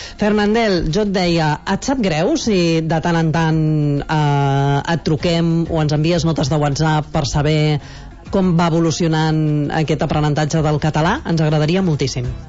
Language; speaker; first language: Catalan; native; Catalan